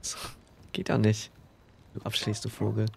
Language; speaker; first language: German; native; German